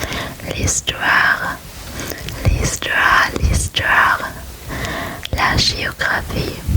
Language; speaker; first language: French; non-native, learner; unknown